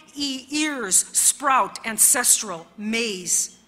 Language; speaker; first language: English; early bilingual, other home language; Spanish